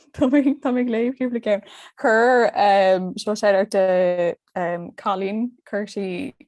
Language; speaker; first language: Irish; non-native, local second language; English